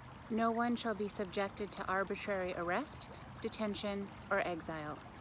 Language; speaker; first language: English; non-native, fluent; Portuguese